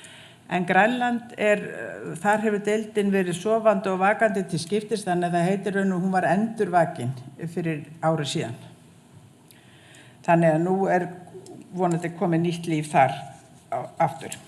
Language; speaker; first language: Icelandic; native; Icelandic